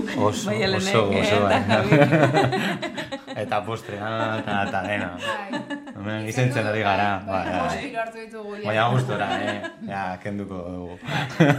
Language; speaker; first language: Basque; non-native, local second language; Spanish